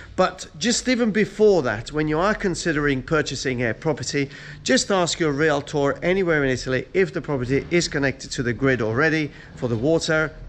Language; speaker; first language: English; non-native, fluent; Italian